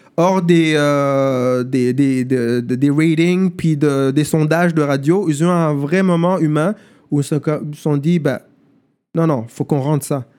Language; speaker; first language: French; non-native, local second language; German